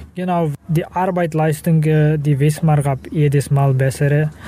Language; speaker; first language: German; non-native, fluent; Russian